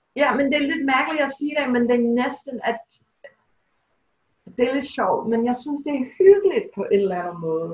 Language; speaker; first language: Danish; non-native, fluent; English